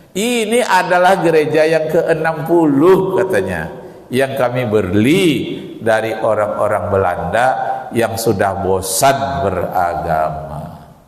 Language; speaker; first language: Indonesian; native; Indonesian